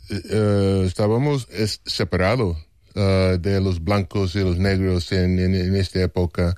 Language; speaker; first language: Spanish; non-native, fluent; English